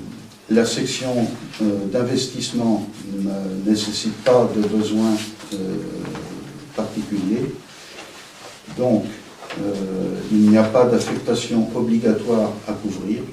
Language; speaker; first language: French; native; French